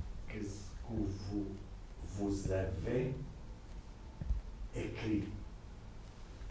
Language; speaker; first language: French; non-native, learner; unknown